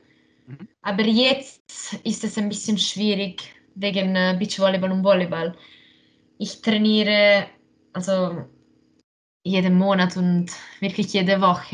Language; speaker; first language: German; non-native, local second language; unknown